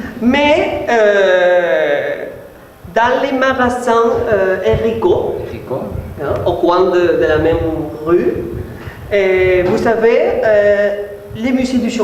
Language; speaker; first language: French; non-native, learner; Spanish